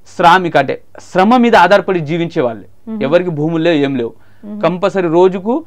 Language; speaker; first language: Telugu; non-native, local second language; Marathi